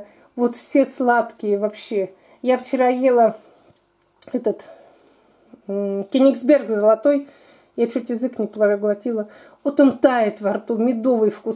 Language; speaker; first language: Russian; native; Russian